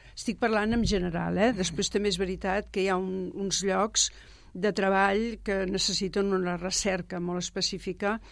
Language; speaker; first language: Catalan; native; Catalan